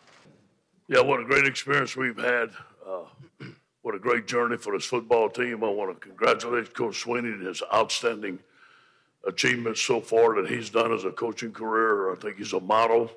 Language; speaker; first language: English; native; English